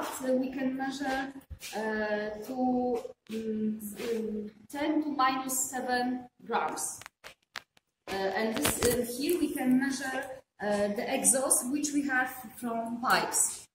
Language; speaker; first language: English; non-native, fluent; Polish